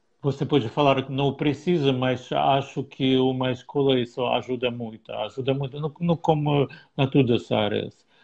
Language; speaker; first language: Portuguese; non-native, learner; Russian